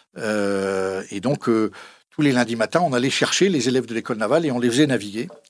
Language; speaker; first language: French; native; French